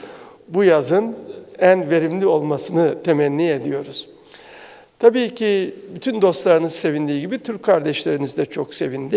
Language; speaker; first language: Turkish; native; Turkish